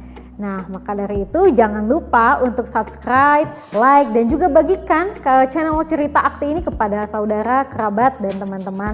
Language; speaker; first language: Indonesian; native; Indonesian